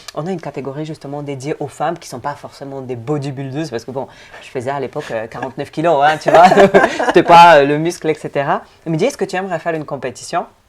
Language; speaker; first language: French; non-native, fluent; Polish